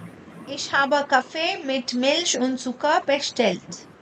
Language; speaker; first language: German; non-native, fluent; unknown